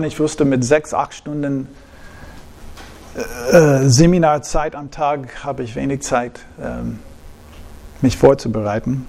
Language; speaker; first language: German; non-native, fluent; English